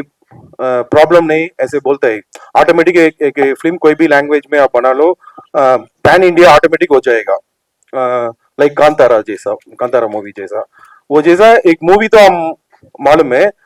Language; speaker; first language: Hindi; non-native, local second language; Telugu